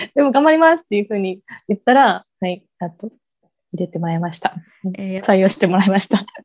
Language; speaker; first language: Japanese; early bilingual, heritage; Japanese